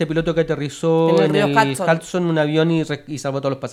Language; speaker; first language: Spanish; native; Spanish